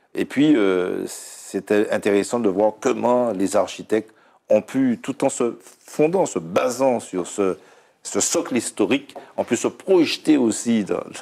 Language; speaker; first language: French; native; French